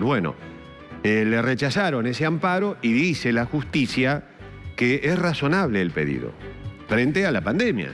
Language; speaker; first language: Spanish; native; Spanish